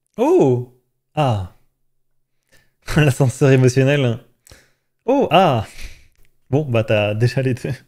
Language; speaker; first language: French; native; French